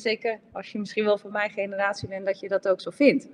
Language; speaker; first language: Dutch; native; Dutch